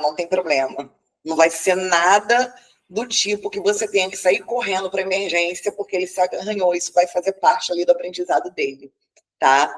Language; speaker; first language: Portuguese; native; Portuguese